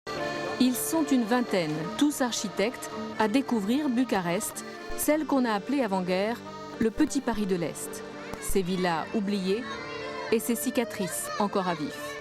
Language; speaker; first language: French; native; French